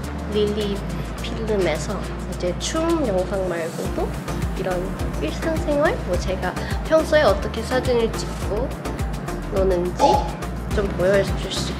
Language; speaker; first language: Korean; non-native, fluent; Thai